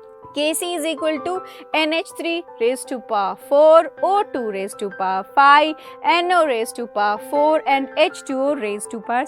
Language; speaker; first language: English; non-native, local second language; Hindi